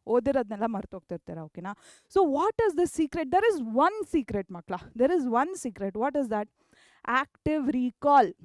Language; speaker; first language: Kannada; non-native, local second language; Tulu